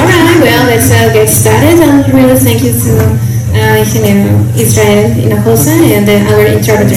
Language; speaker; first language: English; non-native, fluent; Spanish